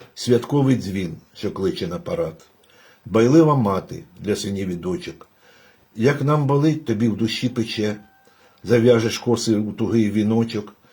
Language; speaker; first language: Ukrainian; native; Ukrainian